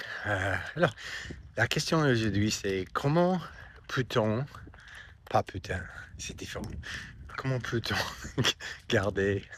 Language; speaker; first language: French; non-native, fluent; English